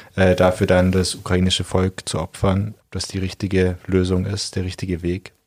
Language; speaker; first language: German; native; German